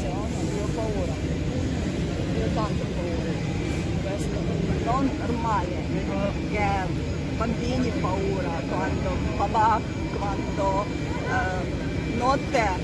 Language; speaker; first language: Italian; non-native, learner; Russian